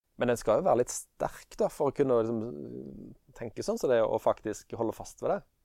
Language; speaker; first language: Norwegian; native; Norwegian